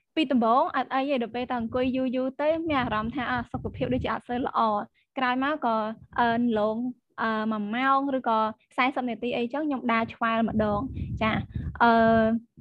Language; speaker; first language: Khmer; native; Khmer